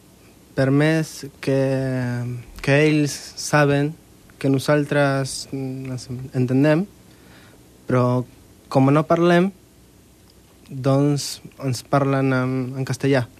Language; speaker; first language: Catalan; non-native, learner; Spanish